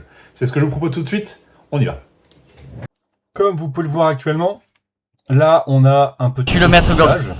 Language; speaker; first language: French; native; French